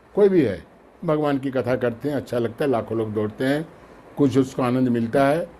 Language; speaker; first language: Hindi; non-native, local second language; Bangla